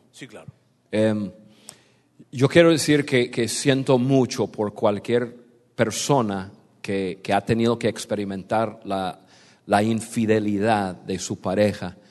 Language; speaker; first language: Spanish; non-native, fluent; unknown